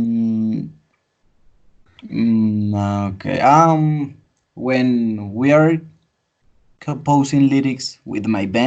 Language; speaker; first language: English; non-native, fluent; Spanish